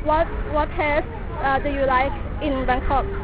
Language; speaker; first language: English; non-native, learner; Thai